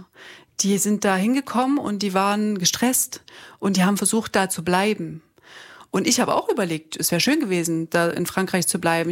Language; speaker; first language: German; native; German